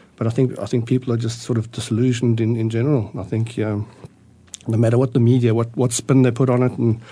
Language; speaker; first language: English; early bilingual, other home language; German